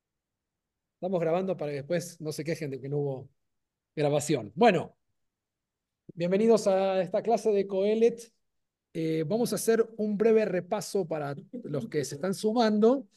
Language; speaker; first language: Spanish; native; Spanish